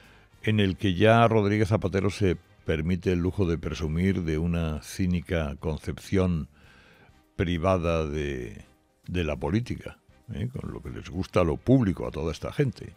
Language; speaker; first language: Spanish; native; Spanish